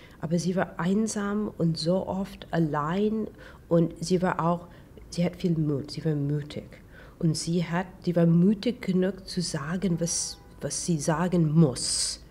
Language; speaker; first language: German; non-native, learner; English